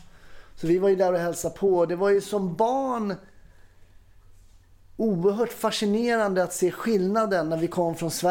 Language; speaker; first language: Swedish; native; Swedish